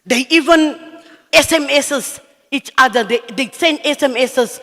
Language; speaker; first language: English; non-native, local second language; Afrikaans